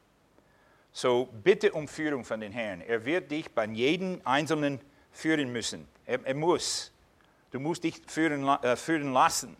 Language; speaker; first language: German; non-native, fluent; English